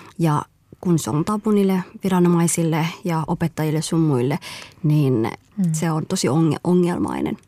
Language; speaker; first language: Finnish; early bilingual, other home language; Somali